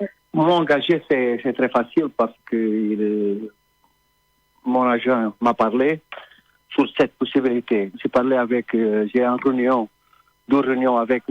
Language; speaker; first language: French; non-native, learner; Portuguese